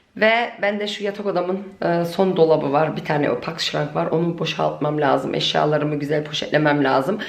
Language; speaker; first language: Turkish; early bilingual, heritage; Turkish